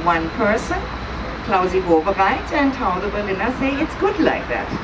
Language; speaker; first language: English; non-native, fluent; German